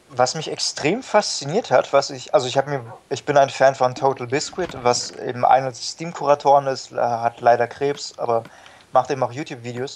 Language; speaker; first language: German; native; German